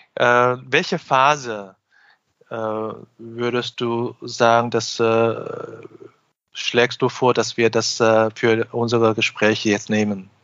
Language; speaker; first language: German; non-native, fluent; Chinese